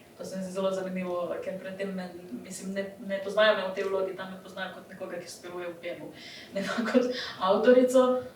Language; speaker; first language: Slovenian; early bilingual, other home language; Bosnian